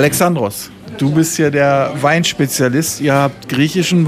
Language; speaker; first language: German; native; German